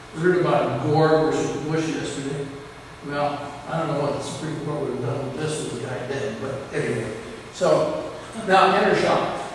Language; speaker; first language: English; native; English